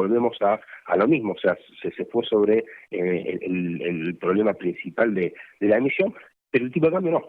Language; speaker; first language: Spanish; native; Spanish